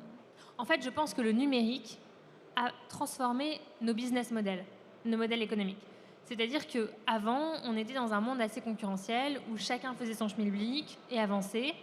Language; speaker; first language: French; native; French